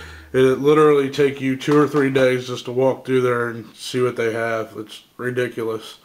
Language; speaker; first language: English; native; English